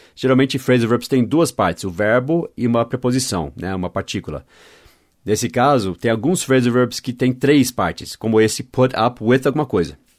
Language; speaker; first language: Portuguese; non-native, fluent; English